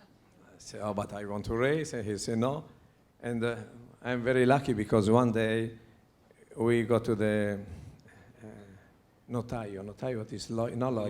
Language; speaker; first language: English; non-native, learner; Italian